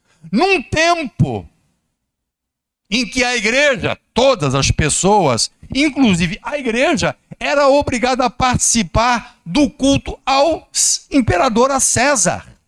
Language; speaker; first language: Portuguese; native; Portuguese